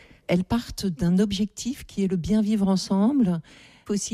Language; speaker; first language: French; native; French